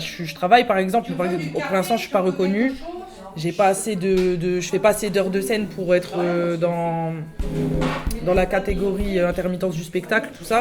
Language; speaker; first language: French; native; French